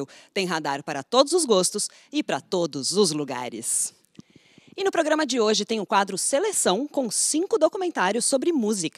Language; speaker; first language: Portuguese; native; Portuguese